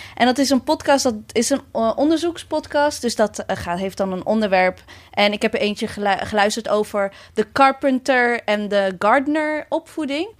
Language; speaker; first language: Dutch; early bilingual, other home language; Amharic